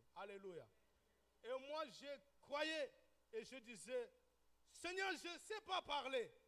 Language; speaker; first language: French; non-native, local second language; Lingala